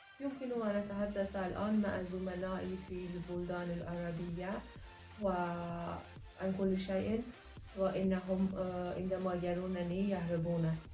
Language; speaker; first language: Arabic; non-native, learner; Azerbaijani